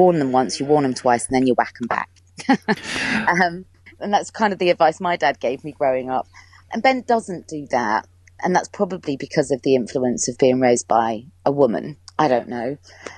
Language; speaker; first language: English; native; English